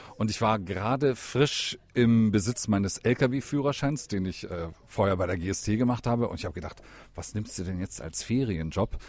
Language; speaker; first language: German; native; German